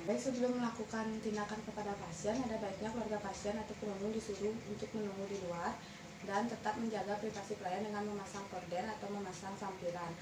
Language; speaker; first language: Indonesian; native; Indonesian